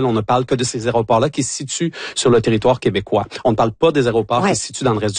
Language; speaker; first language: French; native; French